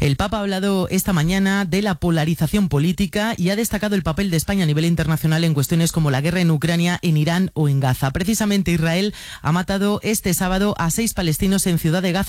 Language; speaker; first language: Spanish; native; Spanish